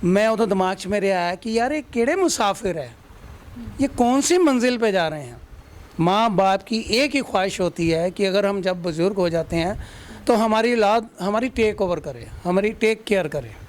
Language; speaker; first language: Hindi; non-native, local second language; Punjabi